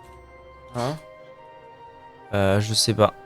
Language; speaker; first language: French; native; French